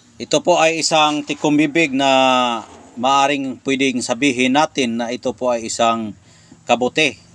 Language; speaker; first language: Filipino; non-native, local second language; Cebuano